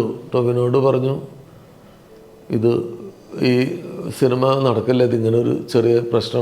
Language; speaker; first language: Malayalam; native; Malayalam